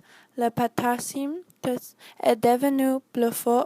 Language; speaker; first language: French; non-native, learner; English